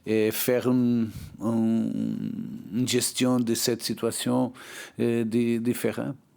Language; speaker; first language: French; non-native, learner; Portuguese